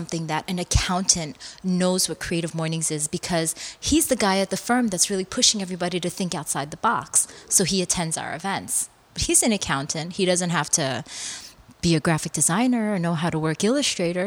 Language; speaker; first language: English; early bilingual, other home language; Korean